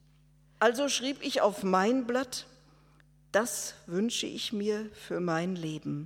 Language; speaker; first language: German; native; German